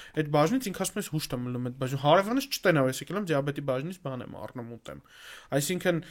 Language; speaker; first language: Armenian; native; Armenian